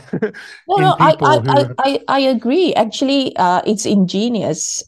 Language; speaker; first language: English; non-native, local second language; Cantonese